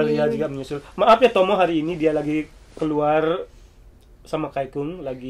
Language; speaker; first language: Indonesian; native; Indonesian